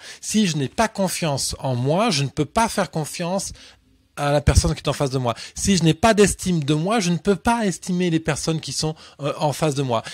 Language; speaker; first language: French; native; French